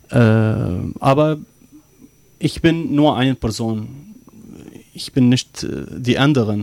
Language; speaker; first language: German; non-native, learner; Arabic